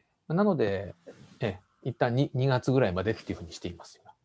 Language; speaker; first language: Japanese; native; Japanese